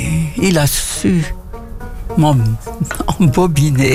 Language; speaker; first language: French; non-native, fluent; Dutch